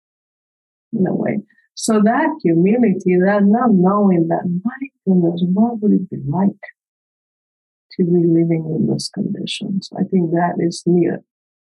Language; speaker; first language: English; non-native, fluent; Spanish